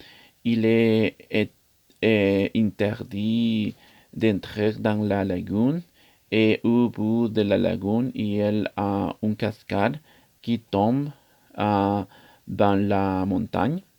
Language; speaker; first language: French; non-native, learner; Spanish